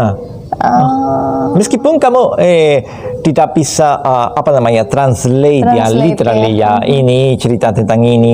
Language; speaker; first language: Indonesian; non-native, fluent; Spanish